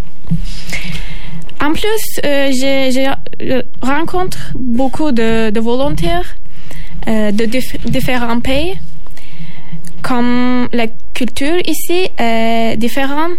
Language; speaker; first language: French; non-native, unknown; Turkish